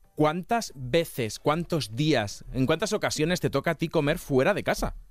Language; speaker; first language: Spanish; native; Spanish